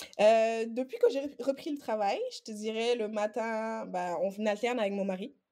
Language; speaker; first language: French; non-native, local second language; Wolof